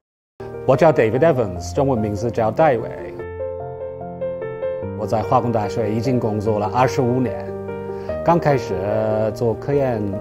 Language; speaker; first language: Chinese; non-native, fluent; English